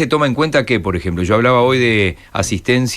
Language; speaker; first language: Spanish; native; Spanish